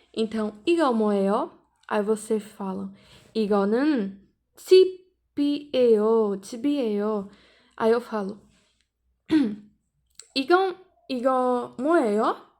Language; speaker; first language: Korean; non-native, fluent; Portuguese